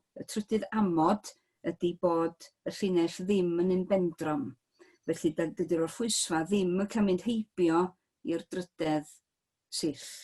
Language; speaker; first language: Welsh; native; Welsh